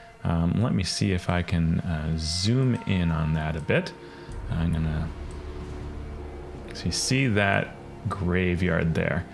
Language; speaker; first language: English; native; English